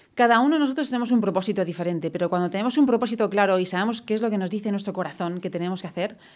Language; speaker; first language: Spanish; native; Spanish